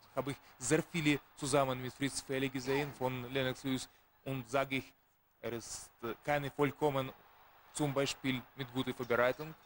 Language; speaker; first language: German; non-native, learner; Russian